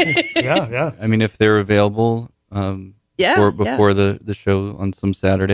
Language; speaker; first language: English; native; English